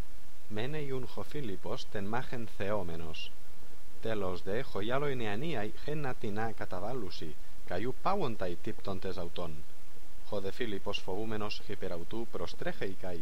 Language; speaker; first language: Greek; non-native, fluent; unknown